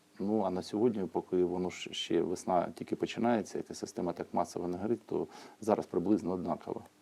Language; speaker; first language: Ukrainian; native; Ukrainian